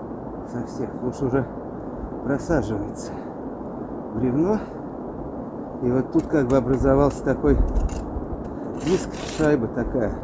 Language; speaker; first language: Russian; native; Russian